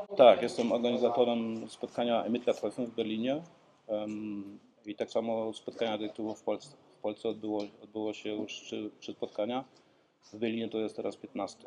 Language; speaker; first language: Polish; early bilingual, heritage; Polish